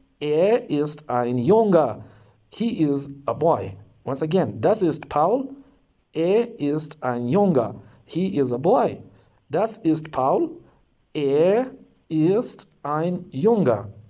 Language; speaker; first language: German; non-native, learner; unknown